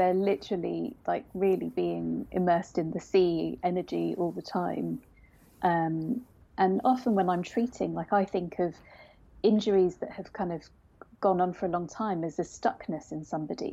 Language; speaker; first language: English; native; English